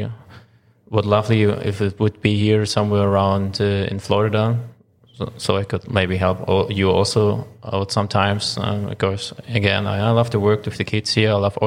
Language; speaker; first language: English; non-native, fluent; German